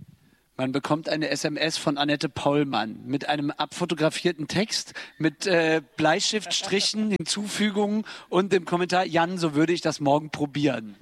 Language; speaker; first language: German; native; German